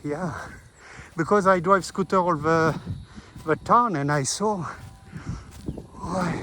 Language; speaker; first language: English; non-native, learner; French